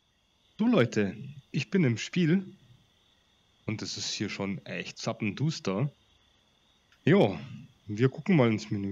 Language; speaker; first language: German; native; German